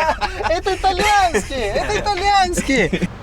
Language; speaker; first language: Russian; non-native, learner; Italian